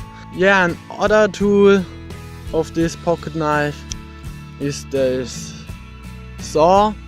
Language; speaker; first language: English; non-native, fluent; German